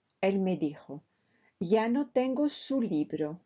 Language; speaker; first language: Spanish; non-native, fluent; French